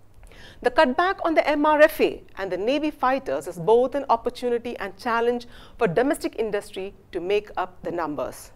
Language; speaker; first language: English; non-native, local second language; Malayalam